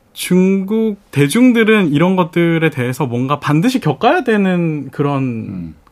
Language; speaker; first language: Korean; early bilingual, heritage; Korean